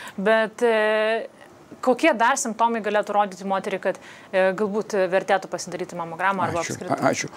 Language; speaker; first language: Lithuanian; native; Lithuanian